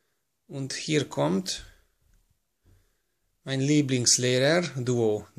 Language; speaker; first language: German; non-native, learner; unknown